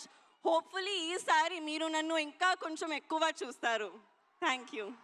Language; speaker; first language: Telugu; non-native, learner; Hindi